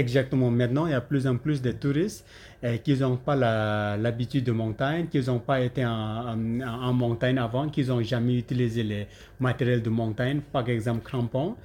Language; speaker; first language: French; non-native, learner; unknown